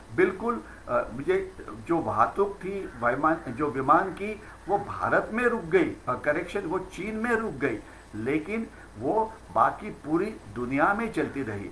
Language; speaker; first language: Hindi; non-native, local second language; Marathi